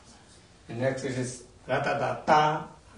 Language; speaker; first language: English; non-native, learner; Tibetan